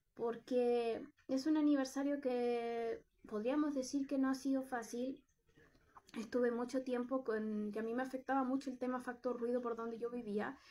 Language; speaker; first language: Spanish; native; Spanish